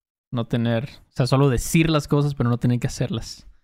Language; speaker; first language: Spanish; native; Spanish